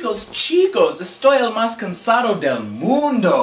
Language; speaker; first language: Spanish; non-native, learner; English